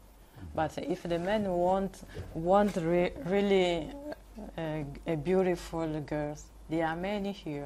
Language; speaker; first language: English; non-native, learner; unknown